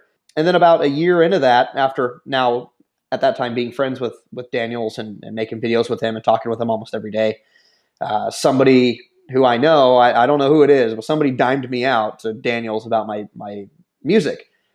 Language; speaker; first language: English; native; English